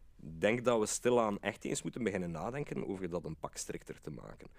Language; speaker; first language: Dutch; native; Dutch